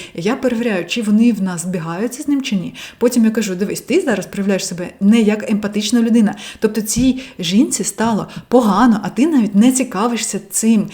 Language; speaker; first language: Ukrainian; non-native, local second language; Russian